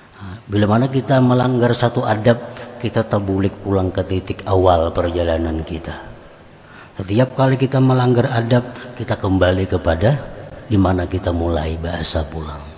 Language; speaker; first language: Indonesian; non-native, local second language; Banjar